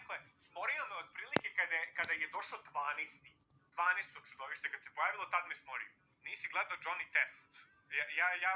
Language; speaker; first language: Bosnian; native; Bosnian